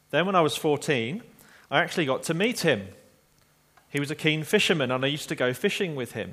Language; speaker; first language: English; native; English